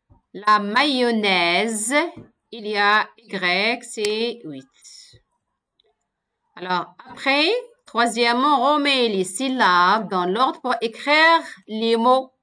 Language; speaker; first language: French; non-native, local second language; Arabic